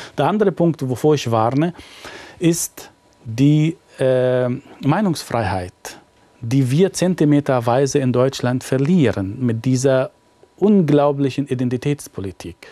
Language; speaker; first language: German; non-native, fluent; Arabic